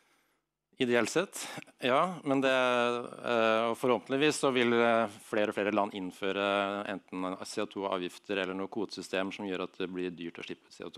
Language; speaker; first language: Norwegian; native; Norwegian